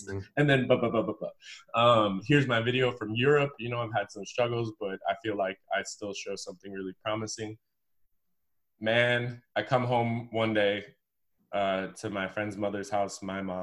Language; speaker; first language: English; native; English